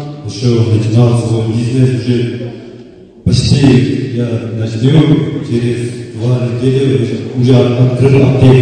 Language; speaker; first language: Russian; non-native, learner; Uzbek